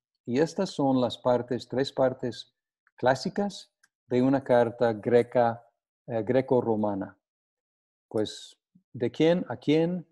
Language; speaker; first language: Spanish; non-native, fluent; English